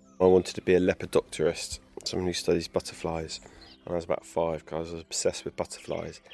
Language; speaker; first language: English; native; English